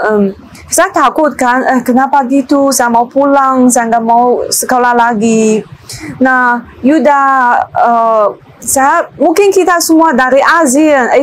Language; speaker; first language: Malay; non-native, learner; Chinese